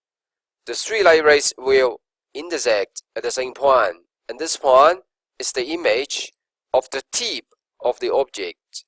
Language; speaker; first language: English; non-native, local second language; Cantonese